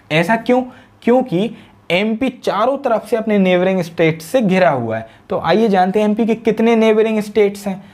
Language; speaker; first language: Hindi; native; Hindi